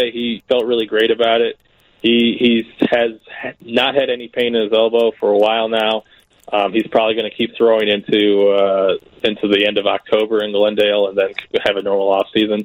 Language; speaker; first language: English; native; English